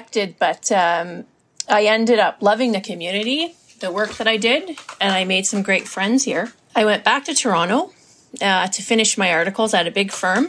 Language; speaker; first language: English; native; English